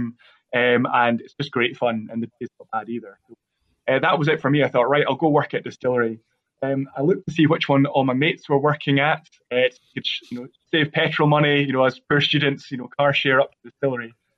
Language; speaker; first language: English; native; English